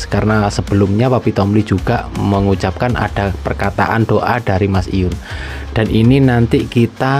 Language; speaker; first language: Indonesian; native; Indonesian